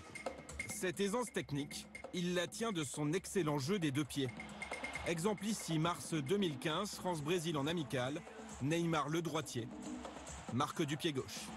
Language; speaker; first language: French; native; French